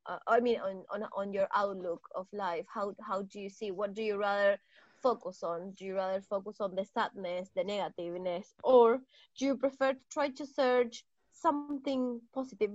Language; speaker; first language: English; non-native, fluent; Spanish